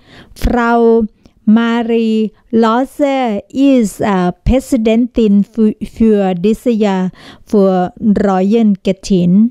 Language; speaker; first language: German; non-native, learner; Thai